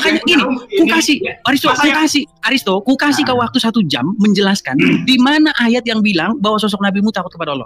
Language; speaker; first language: Indonesian; native; Indonesian